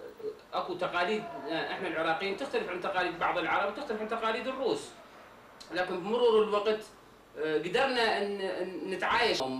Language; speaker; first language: Arabic; native; Arabic